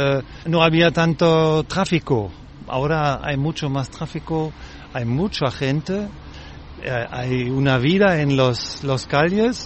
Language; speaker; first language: Spanish; non-native, learner; German